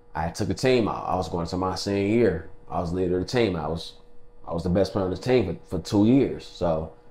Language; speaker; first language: English; native; English